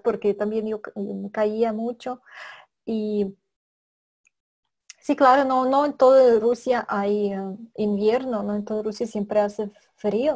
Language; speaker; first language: Spanish; non-native, fluent; Russian